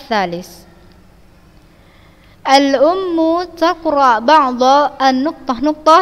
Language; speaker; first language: Arabic; non-native, fluent; Indonesian